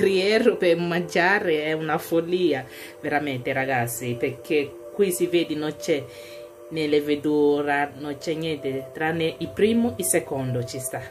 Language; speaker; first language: Italian; non-native, learner; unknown